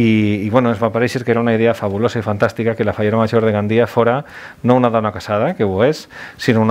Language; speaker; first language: Catalan; native; Catalan